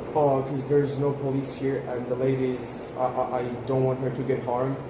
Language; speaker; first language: English; non-native, fluent; Polish